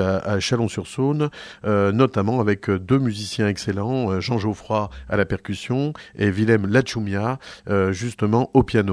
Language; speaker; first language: French; native; French